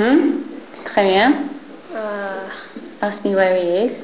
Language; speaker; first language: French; non-native, fluent; English